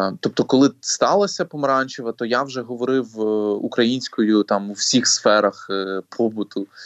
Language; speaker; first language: Ukrainian; non-native, local second language; Russian